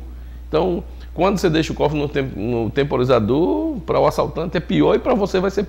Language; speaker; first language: Portuguese; native; Portuguese